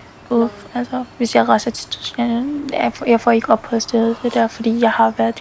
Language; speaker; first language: Danish; early bilingual, other home language; Arabic